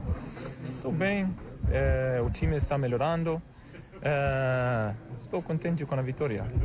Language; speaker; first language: Portuguese; non-native, fluent; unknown